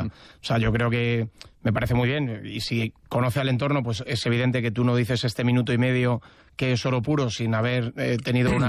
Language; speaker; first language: Spanish; native; Spanish